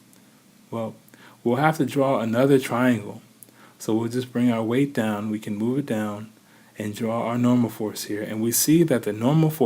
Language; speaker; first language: English; native; English